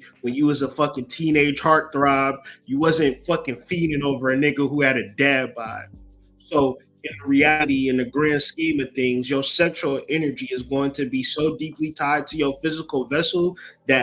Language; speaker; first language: English; native; English